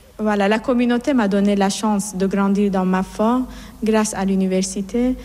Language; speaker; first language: French; non-native, fluent; Persian